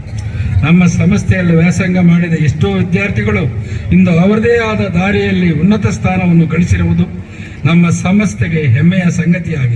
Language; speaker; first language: Kannada; native; Kannada